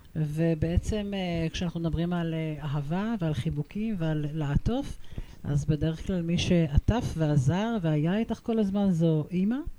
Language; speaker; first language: Hebrew; native; Hebrew